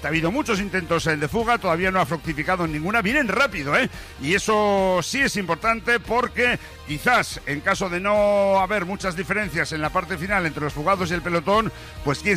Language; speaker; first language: Spanish; native; Spanish